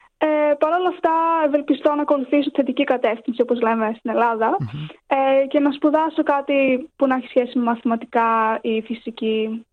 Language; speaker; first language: Greek; early bilingual, heritage; Greek